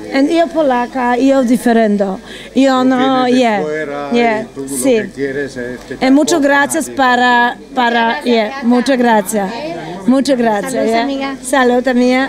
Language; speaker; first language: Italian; non-native, learner; Polish